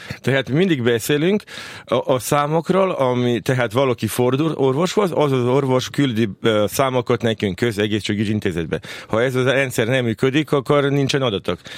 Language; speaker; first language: Hungarian; non-native, local second language; Serbian